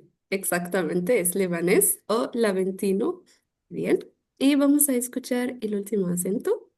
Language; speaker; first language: Spanish; non-native, fluent; Arabic